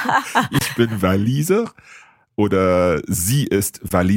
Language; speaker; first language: German; non-native, learner; English